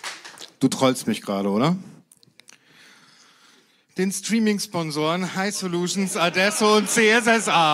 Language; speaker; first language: German; native; German